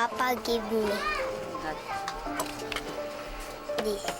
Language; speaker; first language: English; non-native, learner; Cebuano